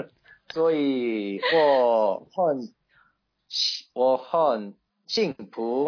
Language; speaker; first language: Chinese; non-native, learner; Korean